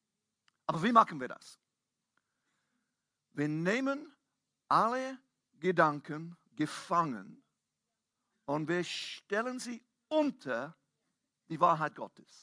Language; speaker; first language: German; non-native, fluent; English